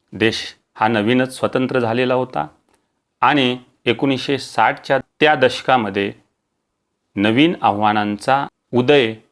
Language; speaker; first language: Marathi; native; Marathi